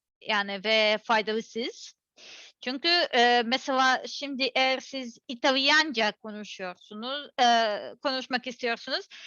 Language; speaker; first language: Turkish; non-native, learner; Serbian